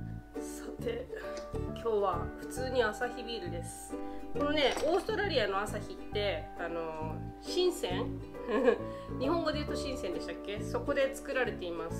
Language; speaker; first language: Japanese; native; Japanese